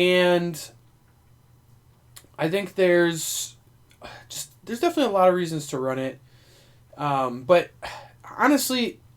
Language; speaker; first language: English; native; English